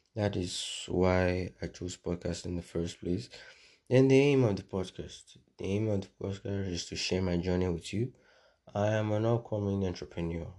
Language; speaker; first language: English; non-native, local second language; Yoruba